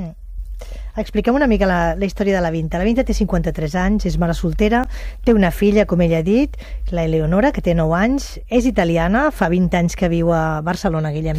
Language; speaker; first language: Catalan; native; Catalan